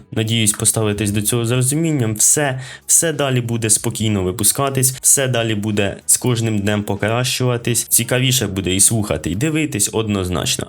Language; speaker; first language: Ukrainian; non-native, local second language; Russian